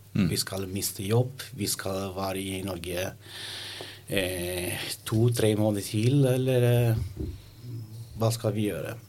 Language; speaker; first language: Norwegian; non-native, learner; Italian